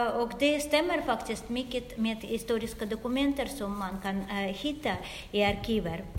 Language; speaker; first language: Swedish; non-native, fluent; Russian